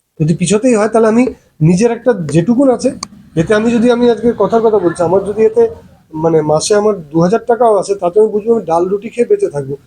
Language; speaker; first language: Bangla; early bilingual, heritage; Bangla